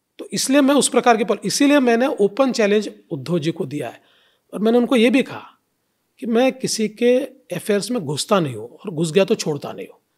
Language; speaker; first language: Hindi; non-native, local second language; Marathi